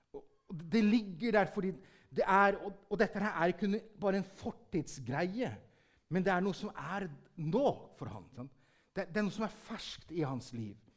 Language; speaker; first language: Norwegian; early bilingual, heritage; Norwegian